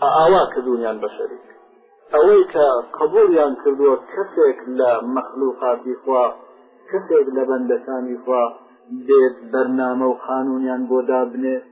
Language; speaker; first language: Central Kurdish; non-native, local second language; Gurani